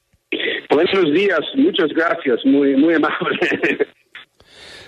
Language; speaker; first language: Spanish; early bilingual, heritage; English